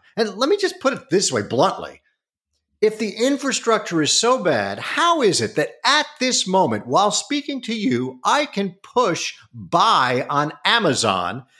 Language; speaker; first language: English; native; English